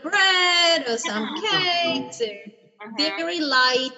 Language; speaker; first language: English; non-native, fluent; Spanish